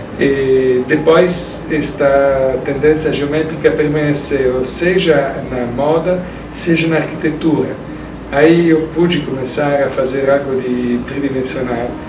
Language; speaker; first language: Portuguese; non-native, fluent; Italian